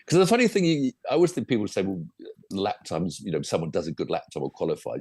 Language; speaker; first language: English; native; English